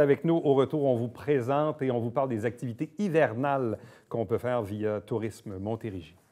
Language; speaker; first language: French; native; French